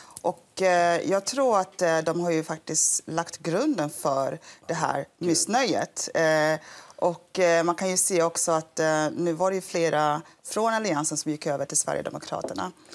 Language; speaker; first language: Swedish; early bilingual, other home language; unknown